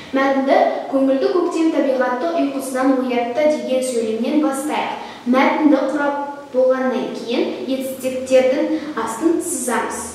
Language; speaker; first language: Kazakh; non-native, local second language; Russian